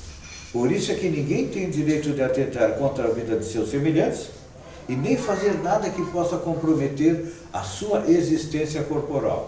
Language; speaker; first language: Portuguese; native; Portuguese